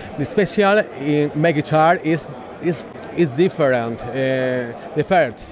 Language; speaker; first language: English; non-native, learner; Spanish